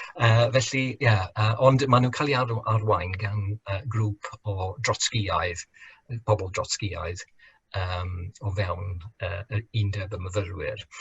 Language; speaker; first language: Welsh; non-native, fluent; English